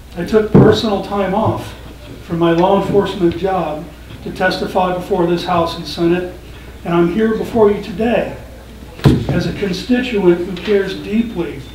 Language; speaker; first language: English; native; English